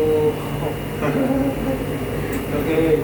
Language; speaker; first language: English; non-native, learner; Spanish